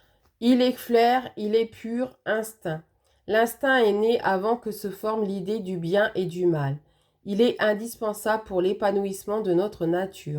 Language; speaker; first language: French; native; French